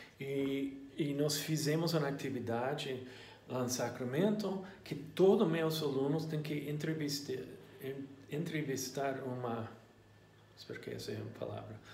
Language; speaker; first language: Portuguese; non-native, learner; English